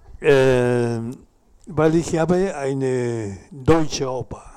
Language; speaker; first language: German; non-native, learner; Spanish